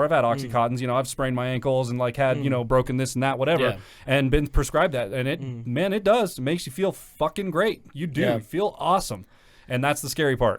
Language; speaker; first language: English; native; English